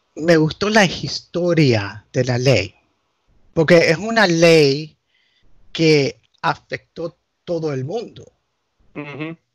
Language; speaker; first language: Spanish; early bilingual, heritage; Spanish